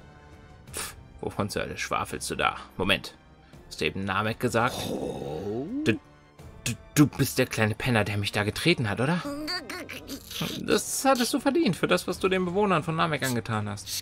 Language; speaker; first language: German; native; German